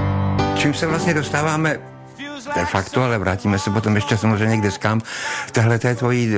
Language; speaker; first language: Czech; native; Czech